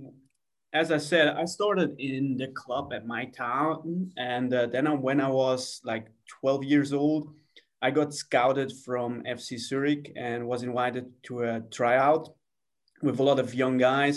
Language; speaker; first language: English; non-native, fluent; Swiss German